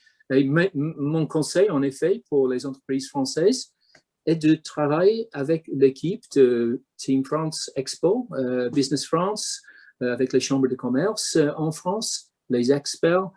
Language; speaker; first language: French; non-native, fluent; English